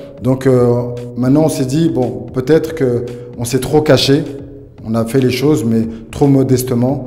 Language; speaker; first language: French; early bilingual, other home language; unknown